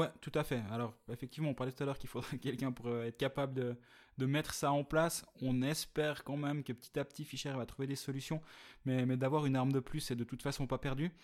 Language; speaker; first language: French; native; French